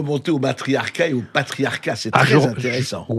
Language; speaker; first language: French; native; French